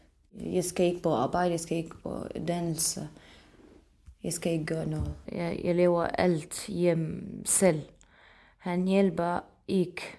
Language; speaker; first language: Danish; non-native, fluent; Arabic